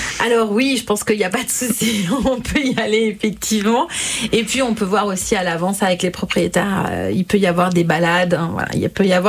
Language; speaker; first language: French; native; French